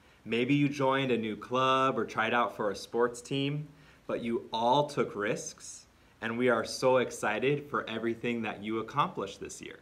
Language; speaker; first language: English; native; English